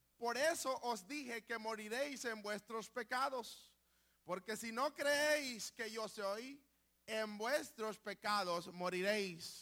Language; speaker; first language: Spanish; native; Spanish